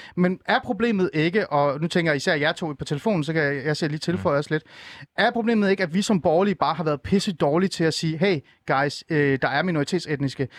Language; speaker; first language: Danish; early bilingual, other home language; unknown